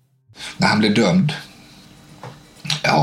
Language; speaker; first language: Swedish; native; Swedish